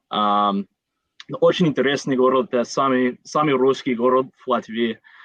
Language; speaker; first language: Russian; non-native, learner; English